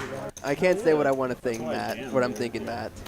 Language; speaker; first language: English; native; English